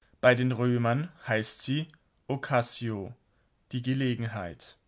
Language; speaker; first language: German; native; German